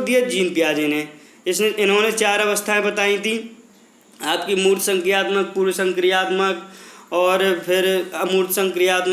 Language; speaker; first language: Hindi; native; Hindi